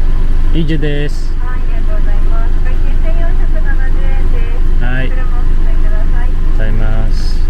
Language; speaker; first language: Japanese; non-native, fluent; Filipino